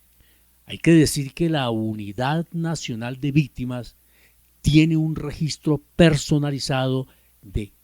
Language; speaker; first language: Spanish; native; Spanish